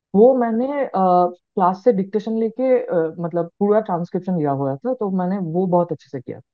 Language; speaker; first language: Hindi; non-native, local second language; Bangla